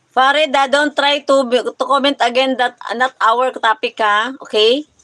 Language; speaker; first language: English; non-native, local second language; Hiligaynon